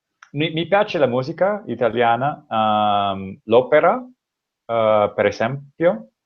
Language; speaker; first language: Italian; non-native, learner; English